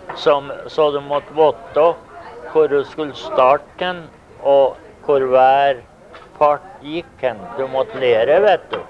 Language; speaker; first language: Norwegian; early bilingual, heritage; Norwegian